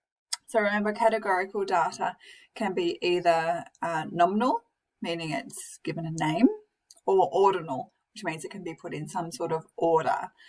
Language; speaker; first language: English; native; English